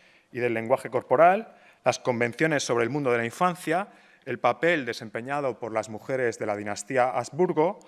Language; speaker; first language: Spanish; native; Spanish